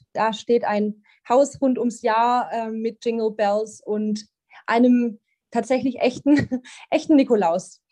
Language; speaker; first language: German; native; German